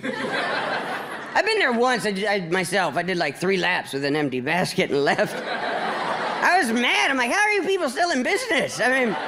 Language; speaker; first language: English; native; English